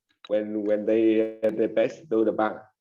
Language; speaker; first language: English; non-native, learner; Vietnamese